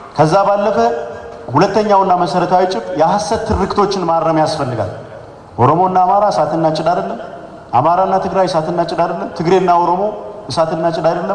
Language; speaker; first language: Amharic; non-native, local second language; Oromo